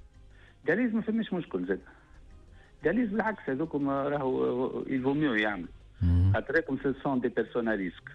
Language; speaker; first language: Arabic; native; Arabic